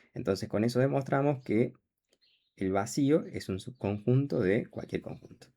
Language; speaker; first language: Spanish; native; Spanish